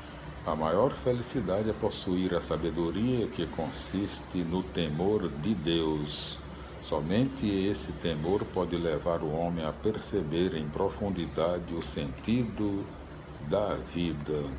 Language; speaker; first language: Portuguese; native; Portuguese